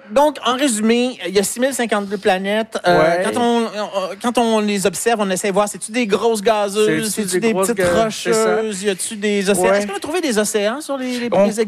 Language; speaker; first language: French; native; French